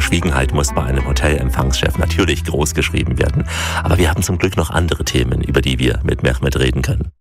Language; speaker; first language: German; native; German